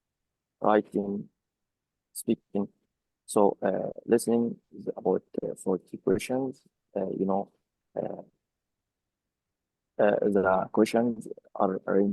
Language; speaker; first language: English; non-native, fluent; Arabic